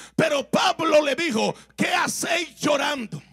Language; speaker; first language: Spanish; native; Spanish